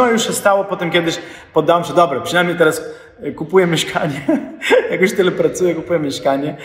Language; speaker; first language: Polish; non-native, fluent; Italian